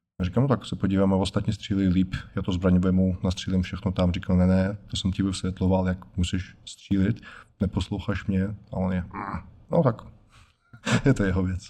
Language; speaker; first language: Czech; non-native, fluent; Russian